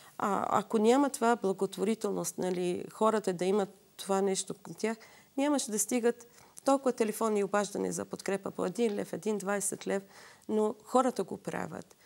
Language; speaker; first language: Bulgarian; non-native, fluent; Assyrian Neo-Aramaic